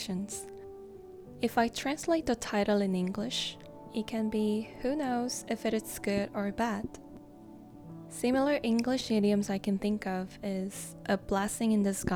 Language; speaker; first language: English; non-native, fluent; Korean